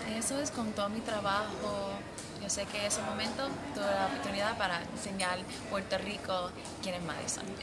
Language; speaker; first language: Spanish; early bilingual, heritage; English